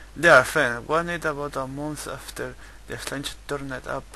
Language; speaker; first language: English; non-native, learner; Basque